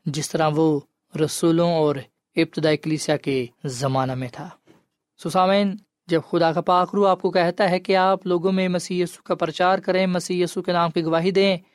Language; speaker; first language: Urdu; non-native, local second language; Punjabi